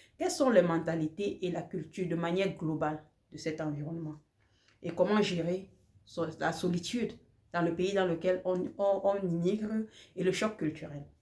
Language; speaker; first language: French; native; French